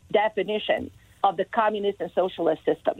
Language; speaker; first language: English; non-native, fluent; Serbian